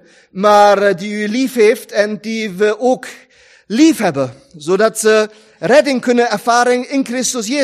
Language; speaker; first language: Dutch; non-native, fluent; German